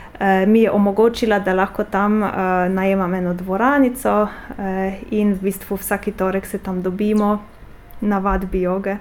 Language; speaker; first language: Slovenian; non-native, fluent; Polish